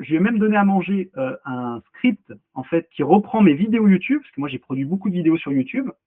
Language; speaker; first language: French; native; French